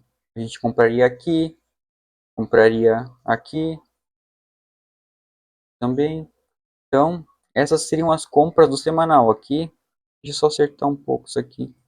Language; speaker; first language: Portuguese; native; Portuguese